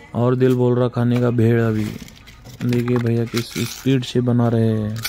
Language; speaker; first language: Hindi; non-native, local second language; Marathi